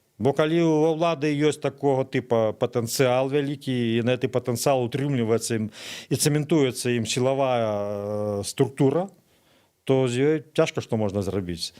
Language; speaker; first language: Belarusian; native; Belarusian